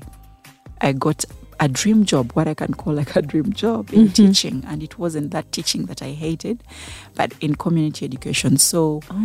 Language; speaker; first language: English; non-native, local second language; Ganda